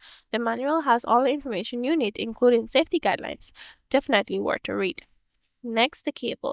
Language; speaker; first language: English; native; English